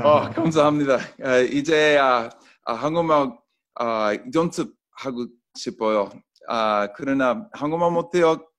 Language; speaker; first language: Korean; non-native, learner; English